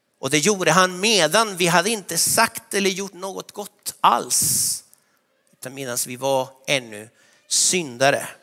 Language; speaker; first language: Swedish; non-native, fluent; Spanish